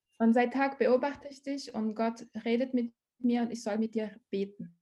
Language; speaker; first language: German; non-native, learner; Portuguese